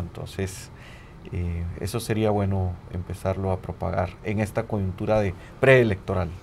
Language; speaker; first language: Spanish; native; Spanish